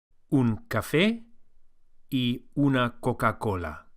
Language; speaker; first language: Spanish; non-native, fluent; English